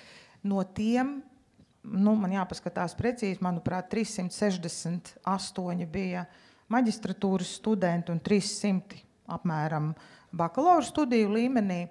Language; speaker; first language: Latvian; native; Latvian